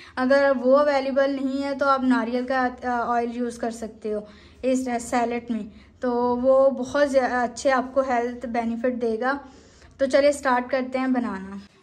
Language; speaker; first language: Urdu; native; Urdu